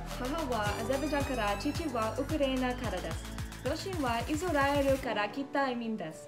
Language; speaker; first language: Japanese; early bilingual, other home language; Russian